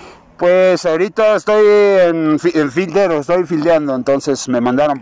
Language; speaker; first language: Spanish; native; Spanish